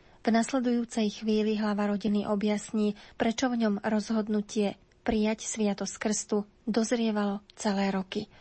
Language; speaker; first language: Slovak; native; Slovak